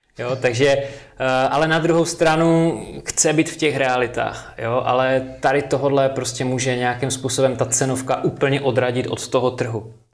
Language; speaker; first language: Czech; native; Czech